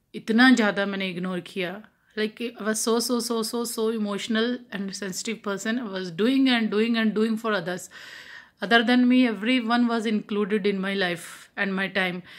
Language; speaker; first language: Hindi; non-native, local second language; Punjabi